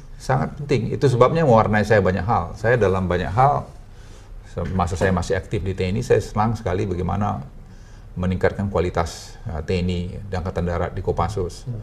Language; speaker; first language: Indonesian; native; Indonesian